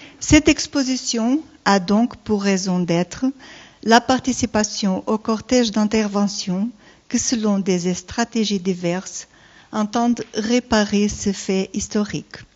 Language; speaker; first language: French; non-native, learner; Portuguese